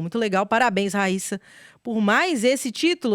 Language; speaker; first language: Portuguese; native; Portuguese